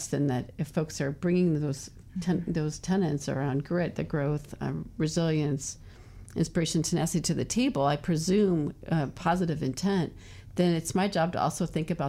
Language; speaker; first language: English; native; English